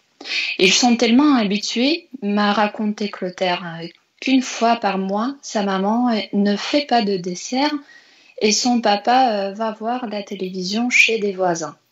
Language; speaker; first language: French; non-native, fluent; Russian